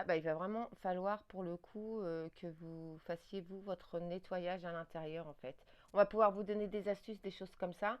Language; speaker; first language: French; native; French